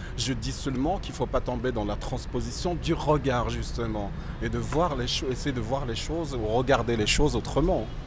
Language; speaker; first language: French; non-native, local second language; Berber languages